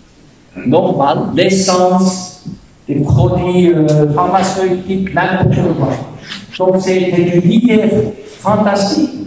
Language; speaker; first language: French; non-native, fluent; German